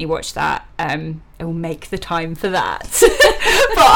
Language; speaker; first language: English; native; English